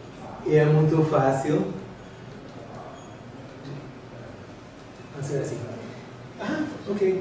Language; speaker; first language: Portuguese; non-native, fluent; English